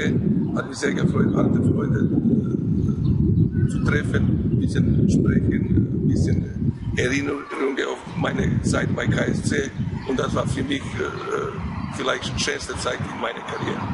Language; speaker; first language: German; non-native, fluent; Croatian